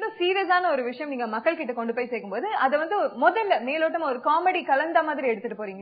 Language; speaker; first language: Tamil; native; Tamil